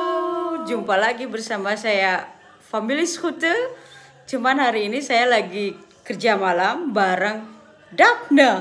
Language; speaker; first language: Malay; non-native, local second language; Sundanese